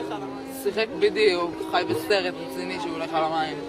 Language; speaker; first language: Hebrew; native; Hebrew